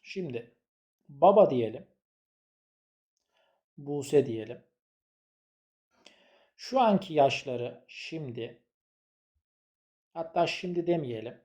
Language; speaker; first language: Turkish; native; Turkish